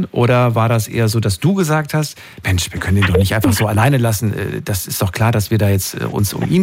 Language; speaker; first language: German; native; German